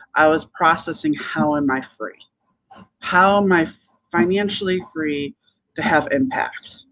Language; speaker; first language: English; native; English